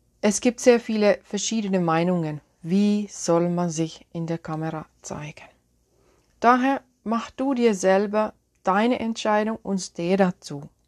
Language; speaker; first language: German; non-native, fluent; Finnish